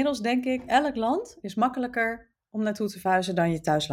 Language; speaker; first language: Dutch; native; Dutch